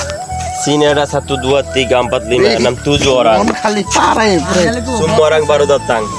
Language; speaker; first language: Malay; non-native, learner; Bangla